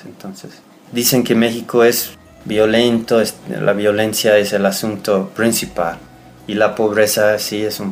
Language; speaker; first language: Spanish; non-native, fluent; English